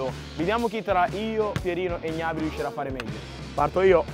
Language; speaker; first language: Italian; native; Italian